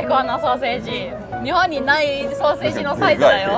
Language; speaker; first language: Japanese; non-native, fluent; German